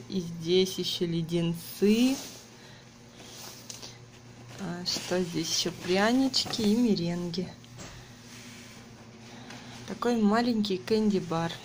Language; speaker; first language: Russian; native; Russian